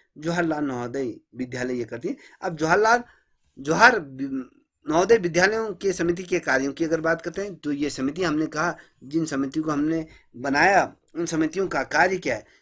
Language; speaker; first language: Hindi; native; Hindi